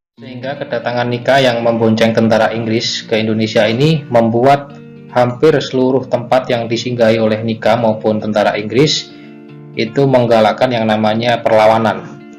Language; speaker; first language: Indonesian; native; Indonesian